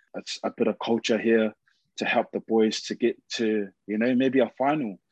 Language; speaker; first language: English; native; English